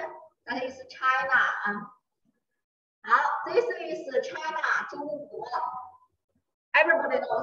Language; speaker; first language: English; non-native, learner; Chinese